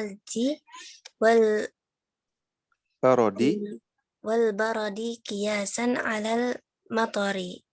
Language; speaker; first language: Arabic; non-native, learner; Indonesian